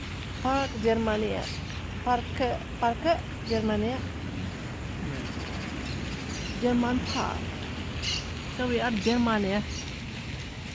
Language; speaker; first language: English; non-native, learner; Indonesian